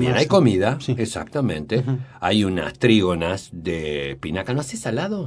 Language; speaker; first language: Spanish; native; Spanish